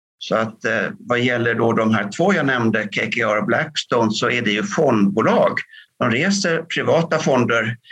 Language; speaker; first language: Swedish; native; Swedish